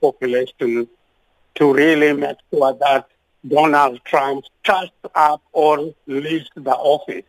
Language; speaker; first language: English; non-native, local second language; Luo (Kenya and Tanzania)